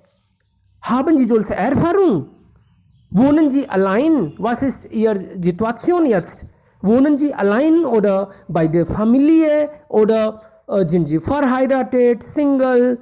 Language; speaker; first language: German; non-native, fluent; Hindi